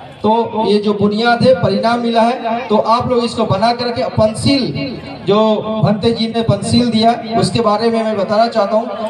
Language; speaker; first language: Hindi; native; Hindi